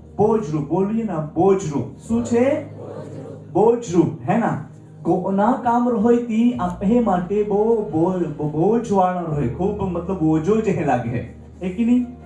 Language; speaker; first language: Gujarati; non-native, local second language; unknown